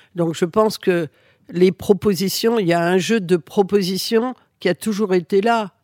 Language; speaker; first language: French; early bilingual, other home language; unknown